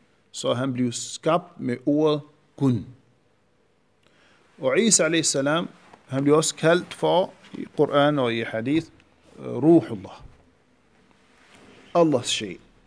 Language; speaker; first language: Danish; non-native, fluent; Arabic